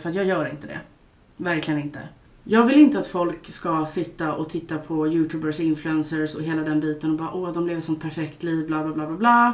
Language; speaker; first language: Swedish; native; Swedish